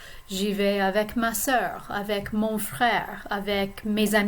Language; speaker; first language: French; non-native, fluent; English